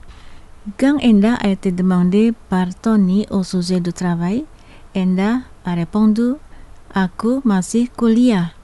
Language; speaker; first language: French; non-native, fluent; Indonesian